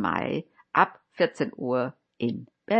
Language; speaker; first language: German; native; German